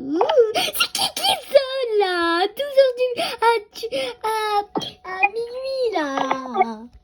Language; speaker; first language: French; native; French